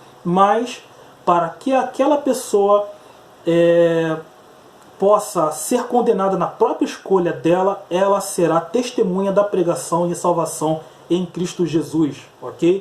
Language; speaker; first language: Portuguese; native; Portuguese